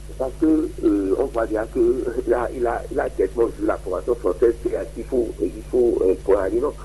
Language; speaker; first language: French; non-native, local second language; Fon